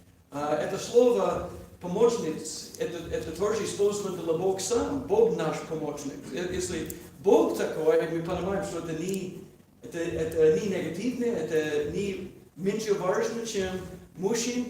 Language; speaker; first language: Russian; non-native, learner; English